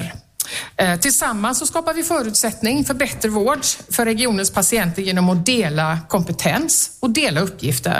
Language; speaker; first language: Swedish; native; Swedish